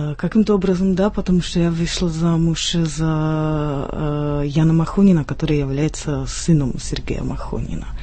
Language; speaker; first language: Russian; non-native, fluent; Czech